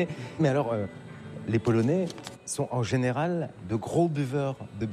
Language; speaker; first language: French; native; French